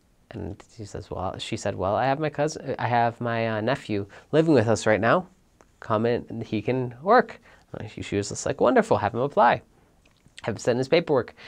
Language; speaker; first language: English; native; English